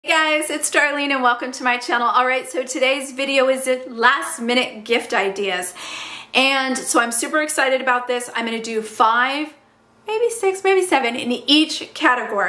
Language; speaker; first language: English; native; English